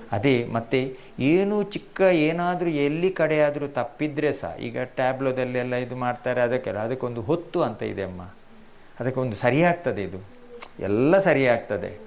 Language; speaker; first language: Kannada; non-native, local second language; Tulu